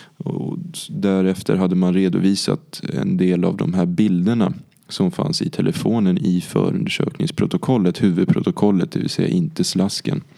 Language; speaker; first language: Swedish; early bilingual, other home language; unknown